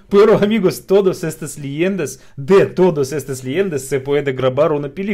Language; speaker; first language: Spanish; non-native, learner; Russian